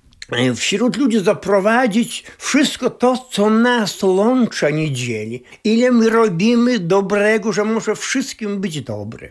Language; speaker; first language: Polish; non-native, local second language; Belarusian